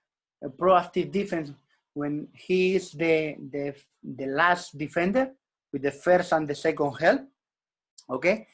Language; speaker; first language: English; non-native, learner; Spanish